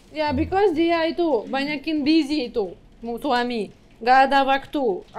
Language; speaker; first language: Indonesian; non-native, learner; Russian